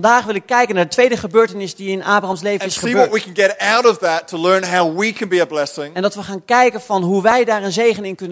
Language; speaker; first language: Dutch; native; Dutch